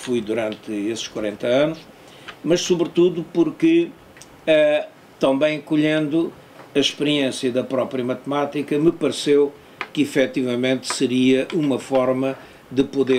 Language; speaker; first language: Portuguese; native; Portuguese